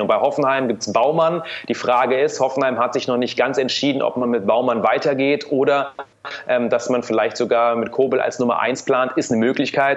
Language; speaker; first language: German; native; German